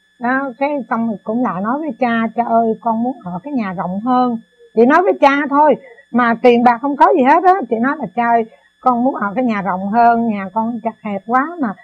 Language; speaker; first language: Vietnamese; native; Vietnamese